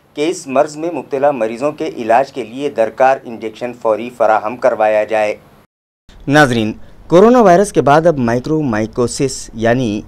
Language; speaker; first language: Urdu; native; Urdu